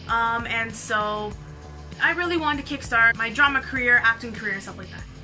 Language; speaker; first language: English; native; English